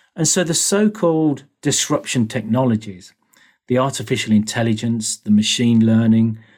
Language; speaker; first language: English; native; English